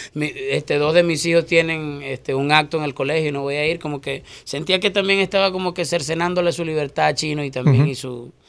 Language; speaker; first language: Spanish; native; Spanish